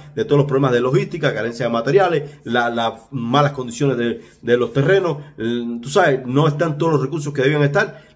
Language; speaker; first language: Spanish; native; Spanish